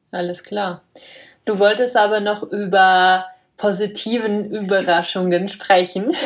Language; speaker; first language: German; non-native, fluent; Czech